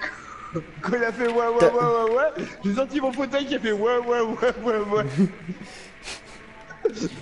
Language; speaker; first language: French; native; French